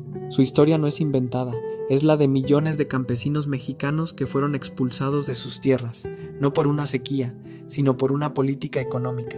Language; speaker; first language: Spanish; native; Spanish